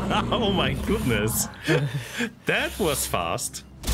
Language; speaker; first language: English; non-native, fluent; German